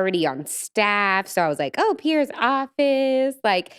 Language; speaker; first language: English; native; English